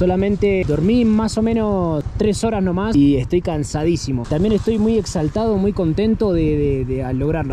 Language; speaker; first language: Spanish; native; Spanish